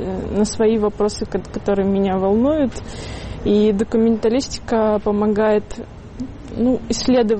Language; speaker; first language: Russian; native; Russian